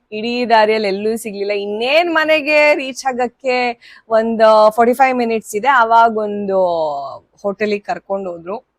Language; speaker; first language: Kannada; non-native, local second language; Konkani